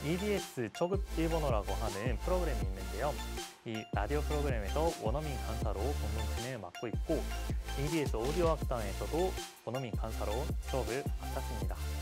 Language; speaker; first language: Korean; non-native, fluent; Japanese